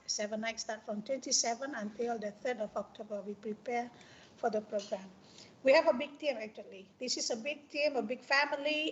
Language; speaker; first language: English; non-native, fluent; Indonesian